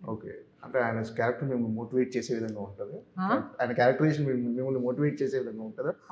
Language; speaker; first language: Telugu; native; Telugu